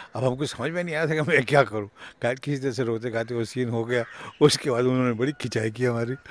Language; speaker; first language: Hindi; native; Hindi